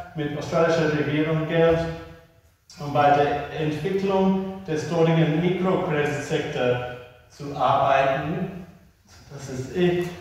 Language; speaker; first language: German; non-native, learner; English